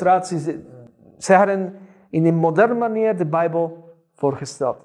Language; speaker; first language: Dutch; non-native, fluent; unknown